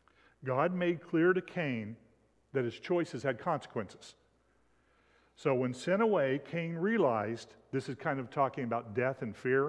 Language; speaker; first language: English; native; English